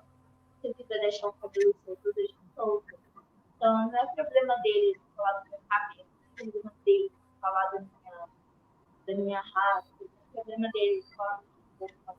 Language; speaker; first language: Portuguese; early bilingual, other home language; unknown